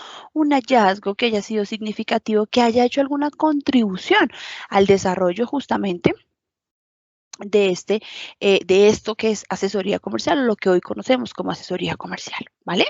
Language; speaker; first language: Spanish; native; Spanish